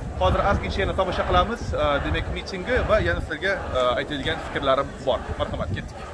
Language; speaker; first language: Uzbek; non-native, local second language; Russian